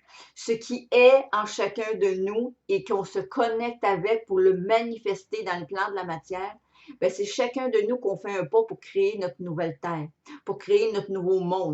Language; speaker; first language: French; native; French